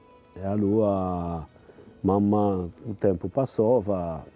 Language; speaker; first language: Italian; non-native, local second language; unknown